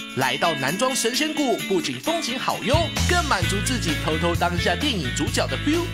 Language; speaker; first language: Chinese; native; Chinese